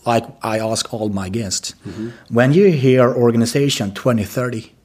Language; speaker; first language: English; non-native, fluent; Swedish